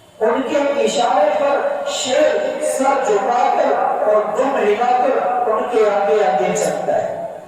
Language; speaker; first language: Urdu; non-native, local second language; Pashto